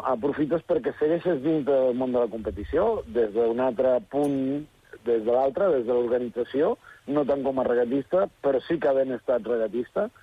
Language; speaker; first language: Catalan; early bilingual, other home language; Spanish